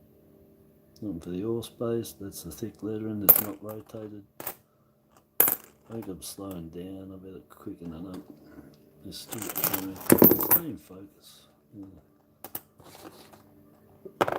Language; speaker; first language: English; native; English